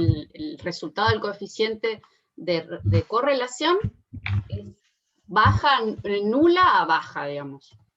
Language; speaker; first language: Spanish; native; Spanish